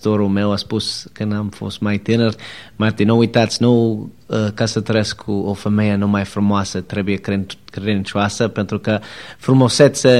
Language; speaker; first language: Romanian; non-native, learner; English